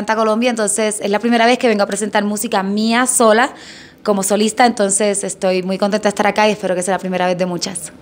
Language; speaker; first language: Spanish; native; Spanish